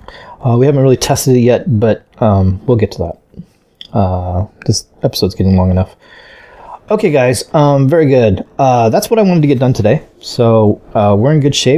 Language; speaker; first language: English; native; English